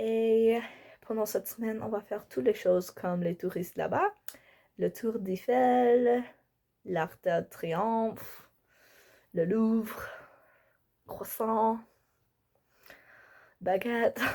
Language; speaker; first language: French; non-native, learner; English